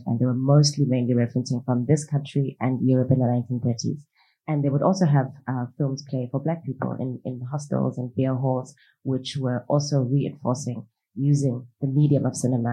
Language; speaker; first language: English; non-native, local second language; Xhosa